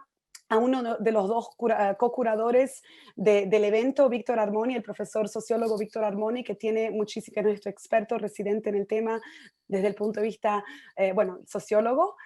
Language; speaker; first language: Spanish; native; Spanish